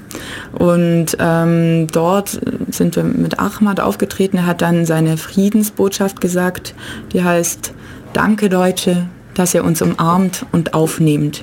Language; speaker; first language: German; native; German